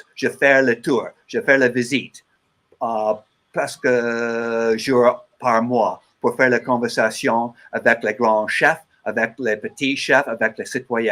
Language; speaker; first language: French; non-native, learner; English